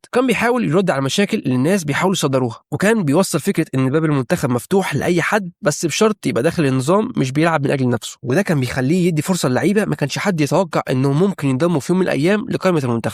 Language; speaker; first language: Arabic; native; Arabic